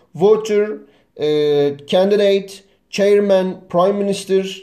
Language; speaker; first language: English; non-native, fluent; Turkish